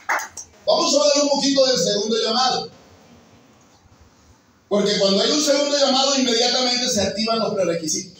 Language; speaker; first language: Spanish; native; Spanish